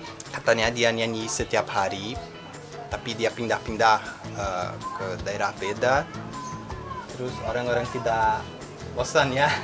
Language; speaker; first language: Indonesian; non-native, fluent; Portuguese